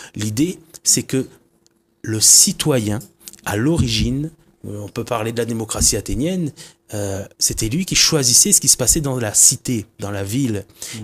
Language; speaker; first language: French; native; French